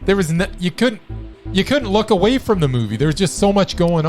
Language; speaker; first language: English; native; English